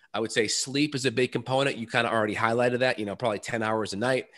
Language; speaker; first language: English; native; English